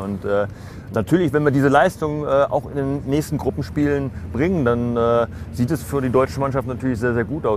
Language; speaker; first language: German; native; German